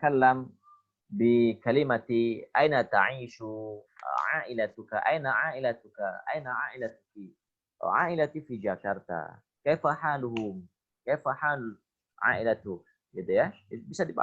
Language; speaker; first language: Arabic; non-native, fluent; Indonesian